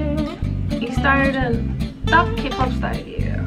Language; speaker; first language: Korean; non-native, fluent; English